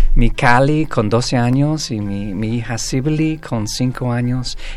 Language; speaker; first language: Spanish; non-native, fluent; English